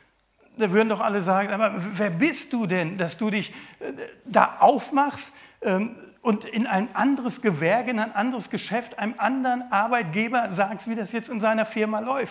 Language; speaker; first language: German; native; German